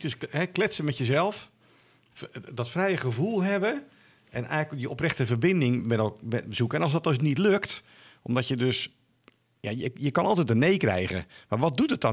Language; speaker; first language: Dutch; native; Dutch